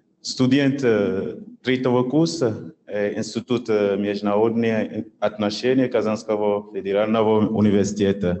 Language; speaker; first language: Russian; non-native, fluent; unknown